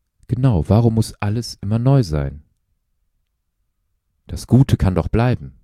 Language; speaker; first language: German; native; German